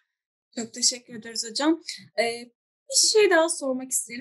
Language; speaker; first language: Turkish; native; Turkish